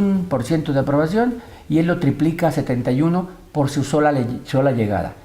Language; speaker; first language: Spanish; native; Spanish